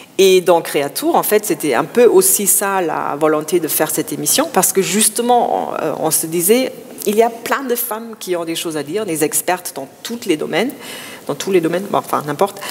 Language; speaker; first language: French; non-native, fluent; German